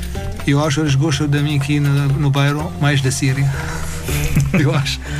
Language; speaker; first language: Portuguese; non-native, learner; Arabic